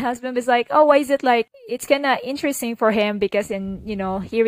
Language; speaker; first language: English; non-native, local second language; Cebuano